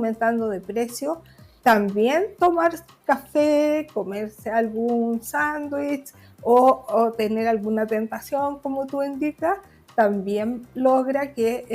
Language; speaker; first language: Spanish; native; Spanish